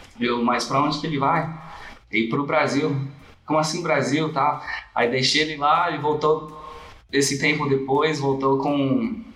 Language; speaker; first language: Portuguese; non-native, fluent; English